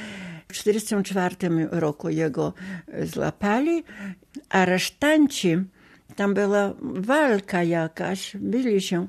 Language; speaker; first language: Polish; non-native, local second language; Ukrainian